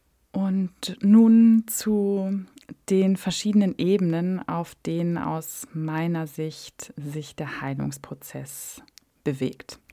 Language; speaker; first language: German; native; German